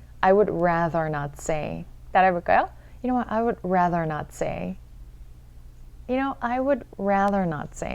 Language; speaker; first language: English; early bilingual, other home language; Korean